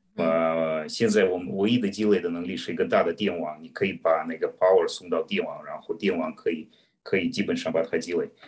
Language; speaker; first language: Chinese; non-native, fluent; Russian